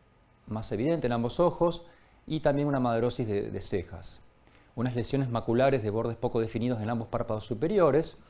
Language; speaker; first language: Spanish; native; Spanish